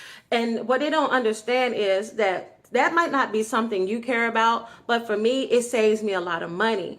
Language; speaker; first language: English; native; English